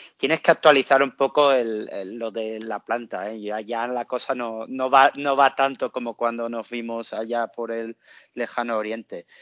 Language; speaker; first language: Spanish; early bilingual, other home language; Portuguese